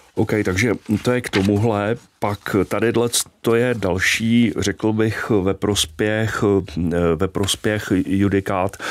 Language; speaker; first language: Czech; native; Czech